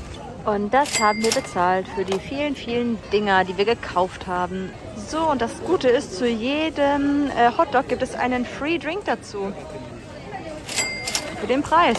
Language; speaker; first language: German; native; German